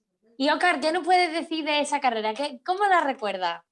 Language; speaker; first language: Spanish; native; Spanish